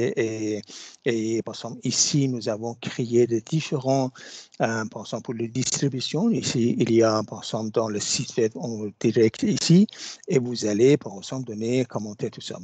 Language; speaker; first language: French; non-native, fluent; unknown